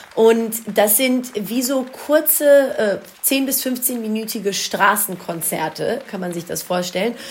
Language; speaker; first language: German; non-native, local second language; Greek